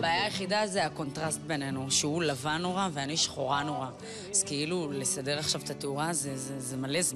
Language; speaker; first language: Hebrew; native; Hebrew